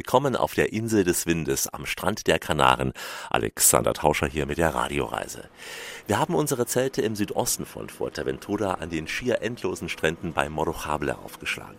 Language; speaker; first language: German; native; German